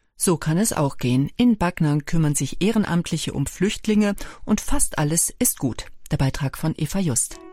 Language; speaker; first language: German; native; German